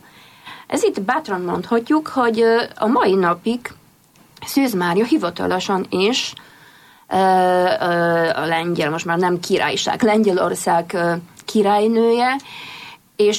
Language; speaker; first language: Hungarian; non-native, fluent; Polish